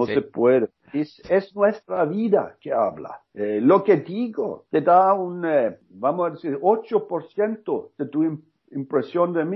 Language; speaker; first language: Spanish; non-native, learner; Norwegian